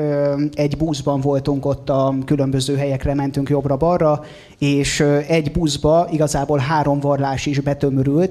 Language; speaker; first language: Hungarian; native; Hungarian